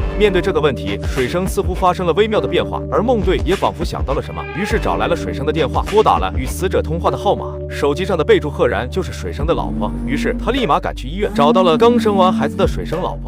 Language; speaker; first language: Chinese; native; Chinese